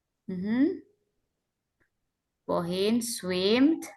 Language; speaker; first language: German; non-native, fluent; Indonesian